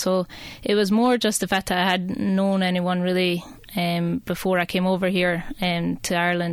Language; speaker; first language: English; native; English